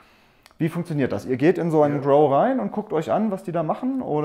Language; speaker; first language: German; native; German